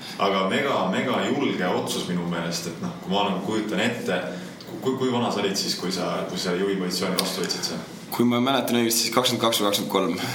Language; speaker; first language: Estonian; native; Estonian